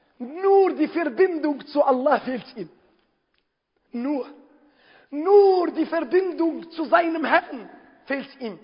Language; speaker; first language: German; non-native, fluent; Arabic